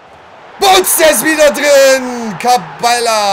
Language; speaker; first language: German; native; German